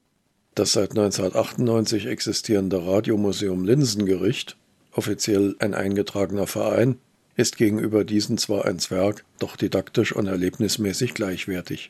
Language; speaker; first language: German; native; German